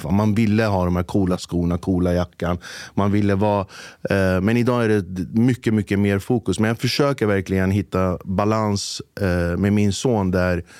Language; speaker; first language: Swedish; early bilingual, other home language; Kurdish